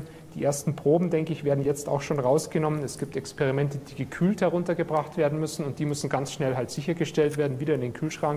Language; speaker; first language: German; native; German